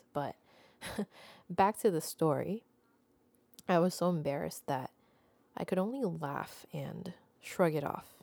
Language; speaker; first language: English; non-native, local second language; Filipino